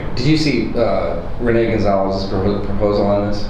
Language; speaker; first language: English; native; English